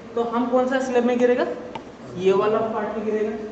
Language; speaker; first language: Hindi; non-native, local second language; Assamese